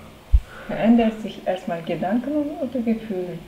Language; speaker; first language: German; non-native, learner; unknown